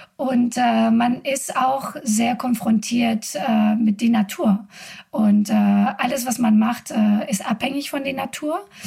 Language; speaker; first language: German; non-native, fluent; Spanish